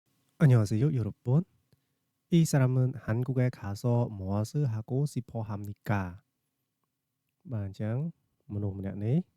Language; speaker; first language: Korean; non-native, fluent; Khmer